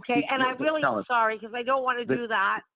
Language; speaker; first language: English; native; English